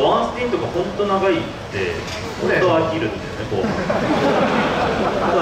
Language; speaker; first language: Japanese; native; Japanese